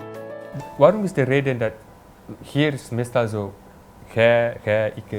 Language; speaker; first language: Dutch; non-native, fluent; Malay